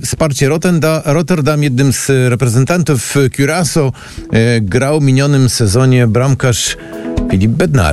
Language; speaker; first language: Polish; native; Polish